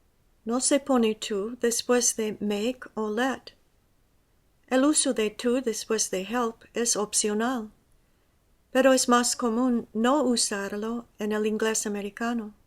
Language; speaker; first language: Spanish; non-native, fluent; English